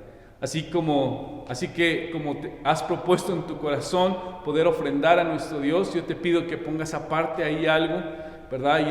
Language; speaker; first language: Spanish; native; Spanish